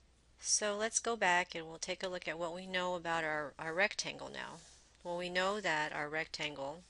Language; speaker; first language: English; native; English